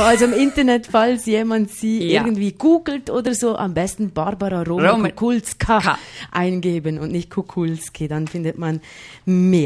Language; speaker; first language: German; native; German